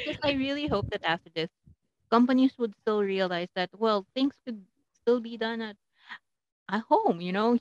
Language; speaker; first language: English; non-native, local second language; Filipino